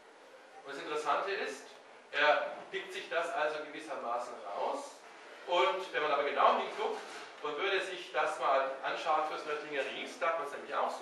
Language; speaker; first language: German; native; German